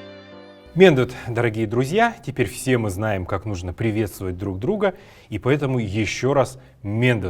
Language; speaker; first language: Russian; native; Russian